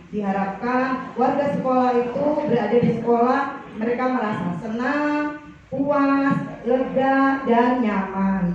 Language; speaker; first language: Indonesian; native; Indonesian